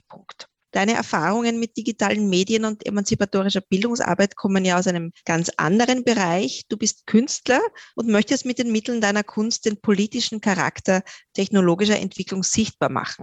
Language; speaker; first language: German; native; German